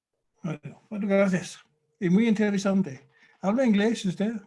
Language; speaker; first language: Spanish; non-native, fluent; English